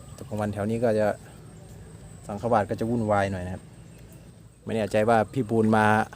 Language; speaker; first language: Thai; native; Thai